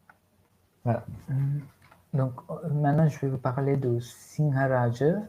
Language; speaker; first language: French; non-native, fluent; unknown